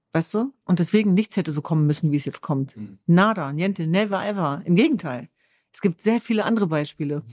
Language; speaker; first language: German; early bilingual, other home language; Kurdish